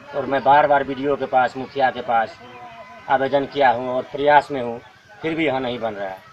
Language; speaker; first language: Hindi; native; Hindi